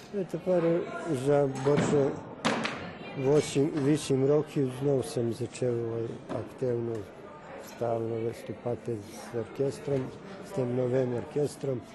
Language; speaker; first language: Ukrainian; early bilingual, heritage; Ukrainian